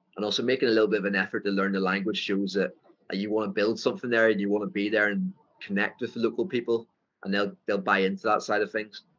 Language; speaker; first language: English; native; English